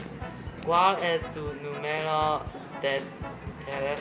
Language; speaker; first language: Spanish; non-native, learner; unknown